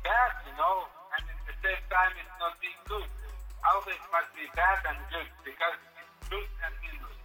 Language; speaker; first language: English; non-native, learner; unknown